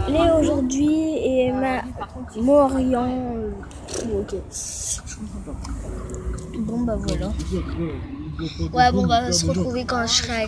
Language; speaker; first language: French; native; French